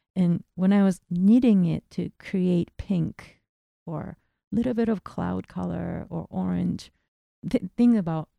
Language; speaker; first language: English; non-native, fluent; Japanese